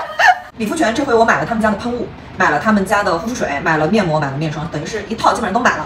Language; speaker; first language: Chinese; native; Chinese